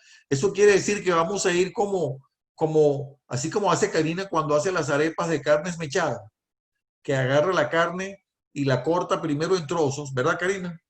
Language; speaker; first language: Spanish; native; Spanish